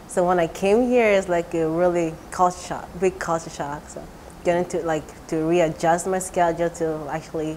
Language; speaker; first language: English; non-native, local second language; Igbo